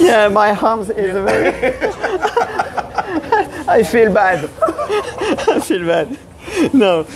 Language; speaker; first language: English; non-native, learner; French